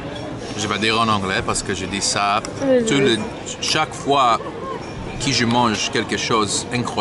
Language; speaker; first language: French; non-native, learner; English